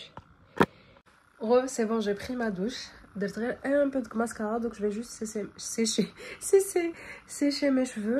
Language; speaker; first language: French; native; French